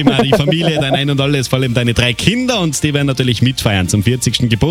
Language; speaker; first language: German; native; German